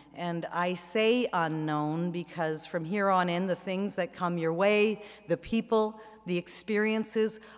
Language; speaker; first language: English; native; English